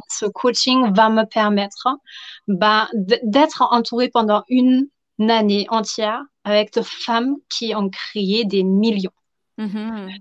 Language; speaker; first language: French; non-native, fluent; German